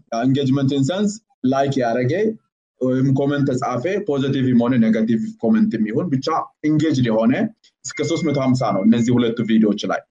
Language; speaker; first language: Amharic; native; Amharic